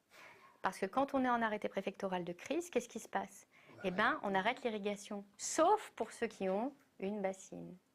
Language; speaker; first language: French; native; French